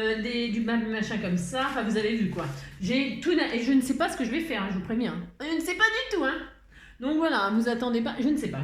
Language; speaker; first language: French; native; French